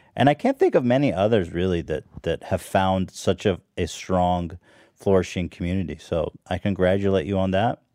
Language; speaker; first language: English; native; English